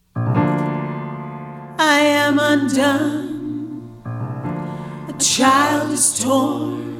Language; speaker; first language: English; native; English